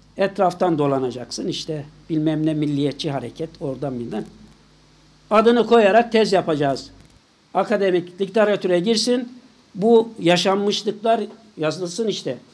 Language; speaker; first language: Turkish; native; Turkish